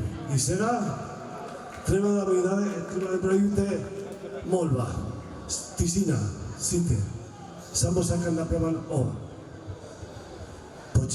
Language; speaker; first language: Macedonian; non-native, learner; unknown